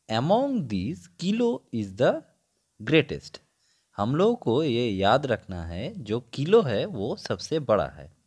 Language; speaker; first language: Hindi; non-native, local second language; Bangla